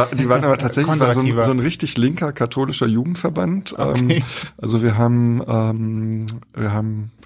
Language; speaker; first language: German; native; German